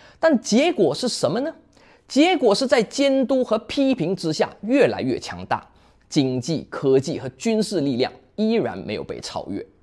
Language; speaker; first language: Chinese; native; Chinese